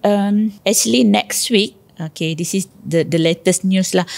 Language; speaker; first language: English; non-native, local second language; Malay